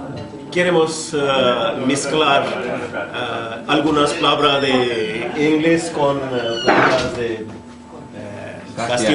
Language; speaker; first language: Spanish; non-native, learner; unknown